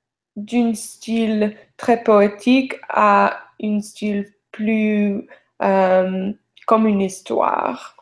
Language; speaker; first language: French; non-native, learner; English